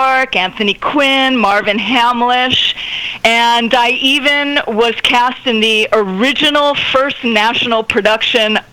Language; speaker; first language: English; native; English